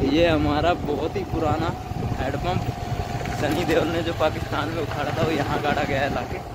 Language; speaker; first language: Hindi; native; Hindi